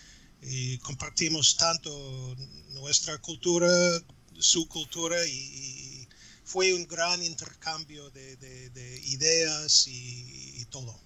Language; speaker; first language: Spanish; non-native, fluent; English